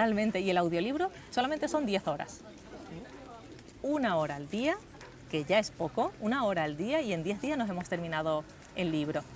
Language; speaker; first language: Spanish; native; Spanish